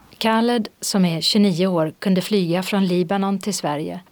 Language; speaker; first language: Swedish; native; Swedish